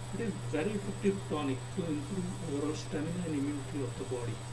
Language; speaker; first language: English; non-native, local second language; Gujarati